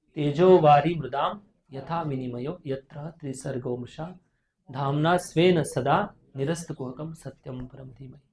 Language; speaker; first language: Hindi; non-native, local second language; Marathi